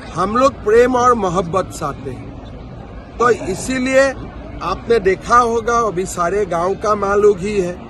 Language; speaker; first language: Hindi; non-native, local second language; Assamese